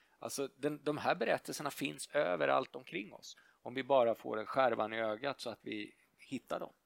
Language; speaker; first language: Swedish; native; Swedish